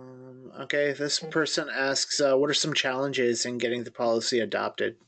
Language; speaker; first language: English; native; English